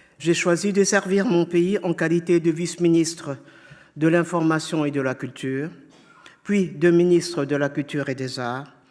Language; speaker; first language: French; non-native, fluent; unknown